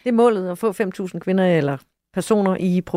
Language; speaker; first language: Danish; native; Danish